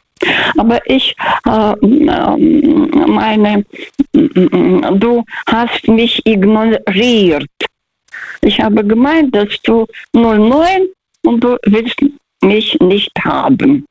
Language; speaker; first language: German; early bilingual, heritage; Russian